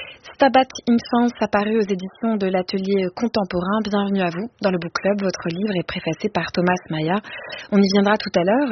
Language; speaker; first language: French; native; French